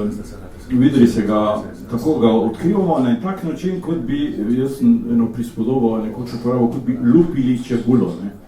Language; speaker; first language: Slovenian; native; Slovenian